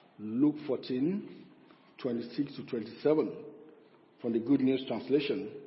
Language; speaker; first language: English; non-native, local second language; Yoruba